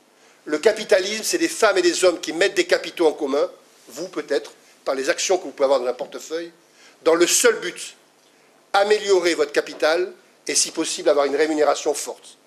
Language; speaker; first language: French; native; French